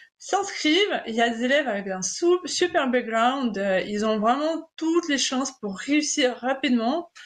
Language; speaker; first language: French; non-native, fluent; Russian